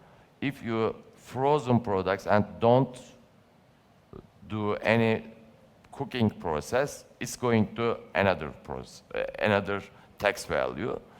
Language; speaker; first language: English; non-native, learner; Turkish